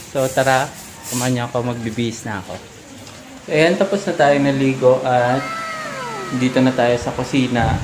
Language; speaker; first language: Filipino; non-native, local second language; Iloko